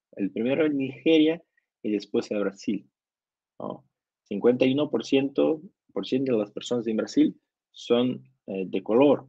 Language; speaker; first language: Spanish; non-native, learner; Portuguese